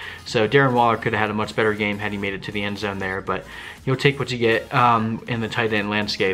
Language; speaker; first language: English; native; English